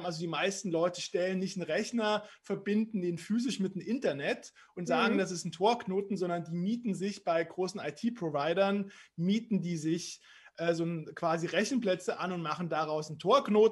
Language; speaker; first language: German; native; German